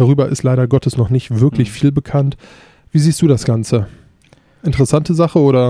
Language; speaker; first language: German; native; German